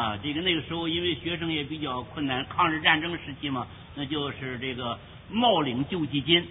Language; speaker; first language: Chinese; native; Chinese